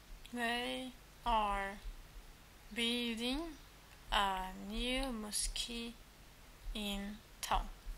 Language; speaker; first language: English; non-native, fluent; German